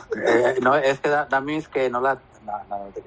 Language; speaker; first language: Spanish; native; Spanish